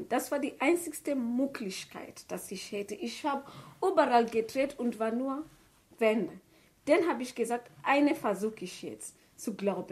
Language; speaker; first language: German; non-native, learner; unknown